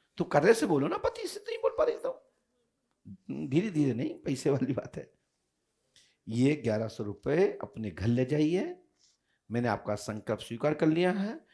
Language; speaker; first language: Hindi; native; Hindi